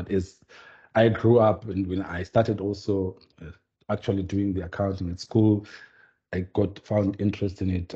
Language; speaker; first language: English; non-native, local second language; Shona